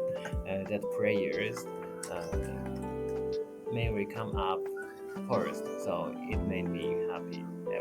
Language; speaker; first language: English; non-native, learner; Japanese